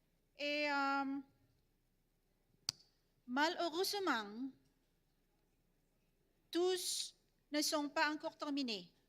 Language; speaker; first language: French; non-native, fluent; Indonesian